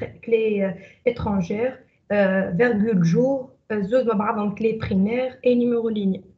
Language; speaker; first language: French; non-native, local second language; Arabic